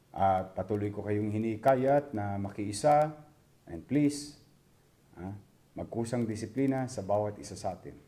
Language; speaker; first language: Filipino; native; Filipino